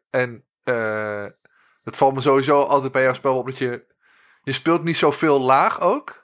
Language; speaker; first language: Dutch; native; Dutch